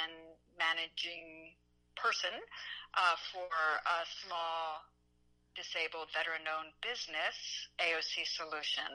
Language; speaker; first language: English; native; English